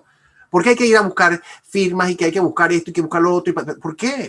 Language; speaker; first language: Spanish; native; Spanish